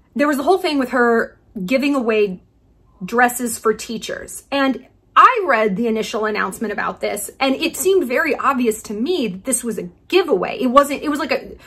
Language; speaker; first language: English; native; English